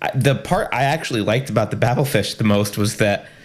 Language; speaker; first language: English; native; English